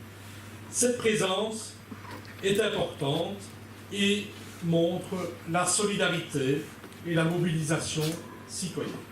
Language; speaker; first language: French; native; French